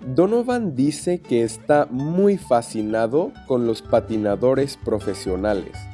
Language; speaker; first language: Spanish; non-native, fluent; English